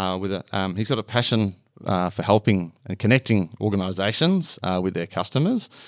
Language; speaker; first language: English; native; English